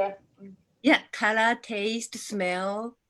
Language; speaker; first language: English; non-native, learner; Japanese